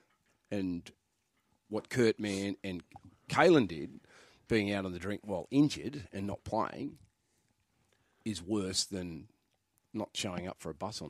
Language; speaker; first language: English; native; English